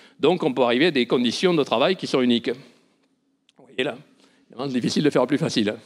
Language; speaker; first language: French; native; French